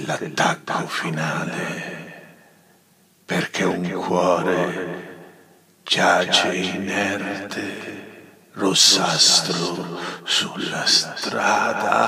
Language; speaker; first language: Italian; native; Italian